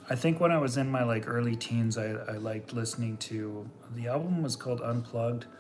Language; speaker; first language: English; native; English